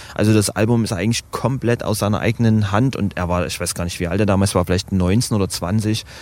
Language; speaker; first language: German; native; German